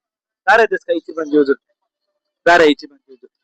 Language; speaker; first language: Japanese; non-native, learner; Nepali